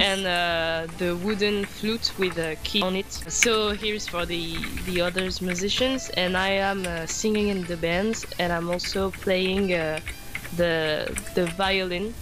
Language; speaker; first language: English; non-native, fluent; French